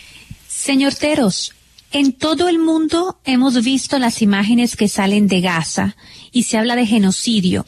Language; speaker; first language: Spanish; native; Spanish